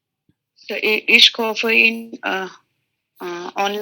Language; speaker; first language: German; non-native, learner; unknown